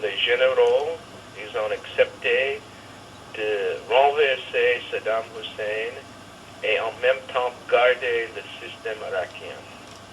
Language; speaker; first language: French; non-native, fluent; English